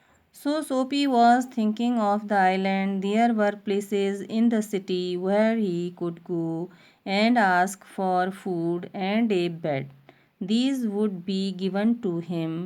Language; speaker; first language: English; non-native, local second language; Hindi